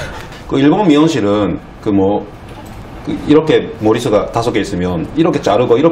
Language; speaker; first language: Korean; early bilingual, heritage; Korean